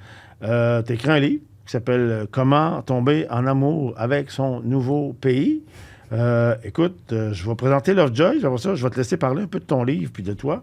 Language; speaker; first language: French; native; French